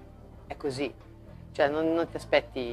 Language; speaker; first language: Italian; native; Italian